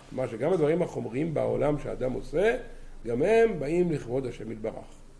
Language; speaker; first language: Hebrew; native; Hebrew